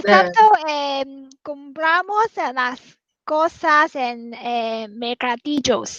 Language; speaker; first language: Spanish; non-native, learner; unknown